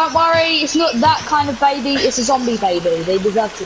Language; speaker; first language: English; native; English